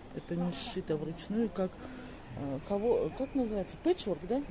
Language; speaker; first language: Russian; non-native, local second language; Kazakh